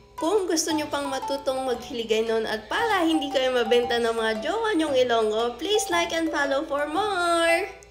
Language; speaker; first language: Filipino; non-native, local second language; Hiligaynon